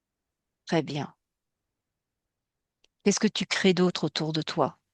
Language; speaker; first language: French; native; French